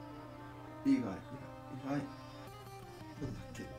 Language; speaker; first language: Japanese; non-native, learner; English